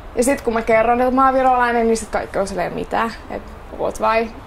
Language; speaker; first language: Finnish; early bilingual, other home language; Estonian